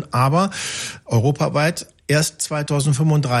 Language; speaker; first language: German; native; German